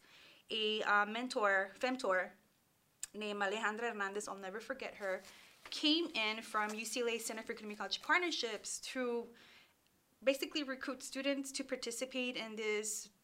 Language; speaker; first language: English; early bilingual, other home language; Spanish